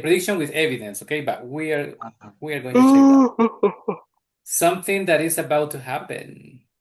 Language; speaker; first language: English; non-native, fluent; Spanish